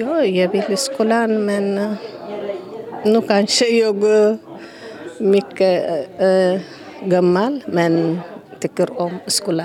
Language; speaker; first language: Swedish; non-native, learner; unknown